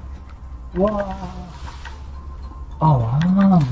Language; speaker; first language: Spanish; non-native, learner; Japanese